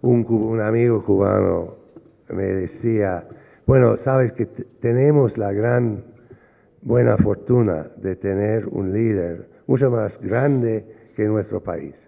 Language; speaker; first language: Spanish; non-native, fluent; English